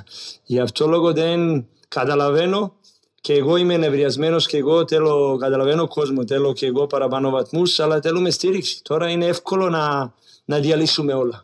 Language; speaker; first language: Greek; non-native, learner; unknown